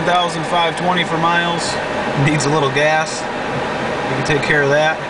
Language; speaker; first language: English; native; English